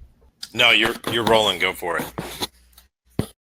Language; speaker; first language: English; native; English